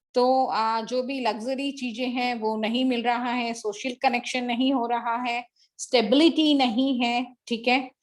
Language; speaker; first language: Hindi; non-native, local second language; Tamil